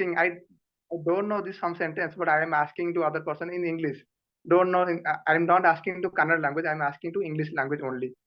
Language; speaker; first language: English; non-native, learner; Odia